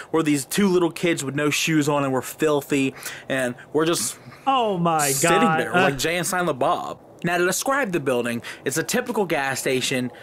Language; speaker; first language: English; native; English